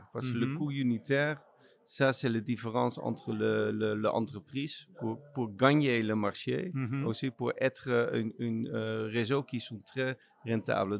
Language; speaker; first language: French; non-native, learner; Dutch